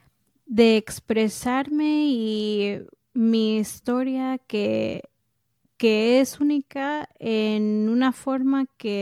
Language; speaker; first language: Spanish; early bilingual, heritage; English